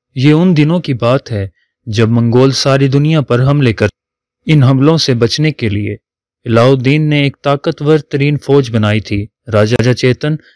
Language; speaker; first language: Urdu; native; Urdu